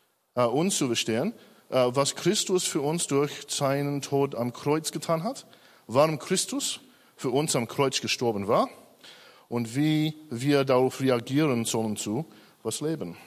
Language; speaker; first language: German; non-native, learner; English